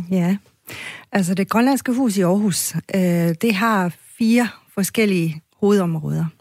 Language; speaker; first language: Danish; native; Danish